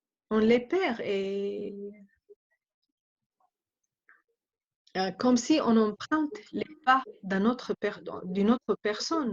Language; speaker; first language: French; non-native, fluent; Arabic